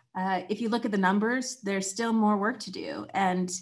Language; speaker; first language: English; native; English